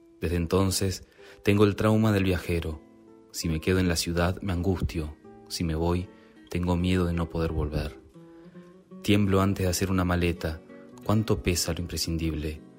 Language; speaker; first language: Spanish; native; Spanish